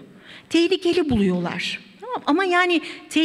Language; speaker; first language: Turkish; native; Turkish